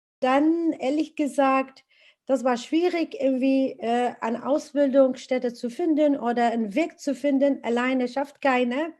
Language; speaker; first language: German; non-native, fluent; Arabic